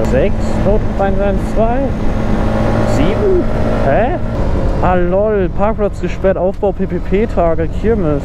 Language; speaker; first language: German; native; German